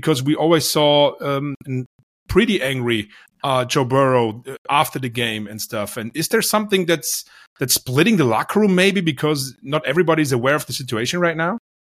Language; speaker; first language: English; non-native, fluent; German